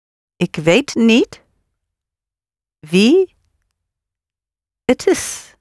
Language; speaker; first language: Dutch; non-native, learner; English